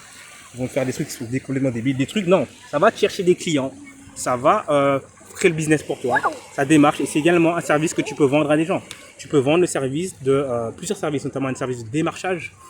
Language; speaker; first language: French; native; French